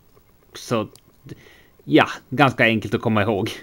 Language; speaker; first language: Swedish; native; Swedish